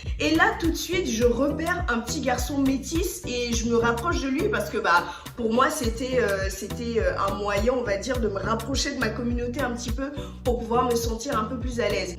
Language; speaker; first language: French; early bilingual, other home language; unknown